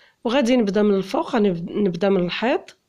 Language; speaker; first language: Arabic; native; Arabic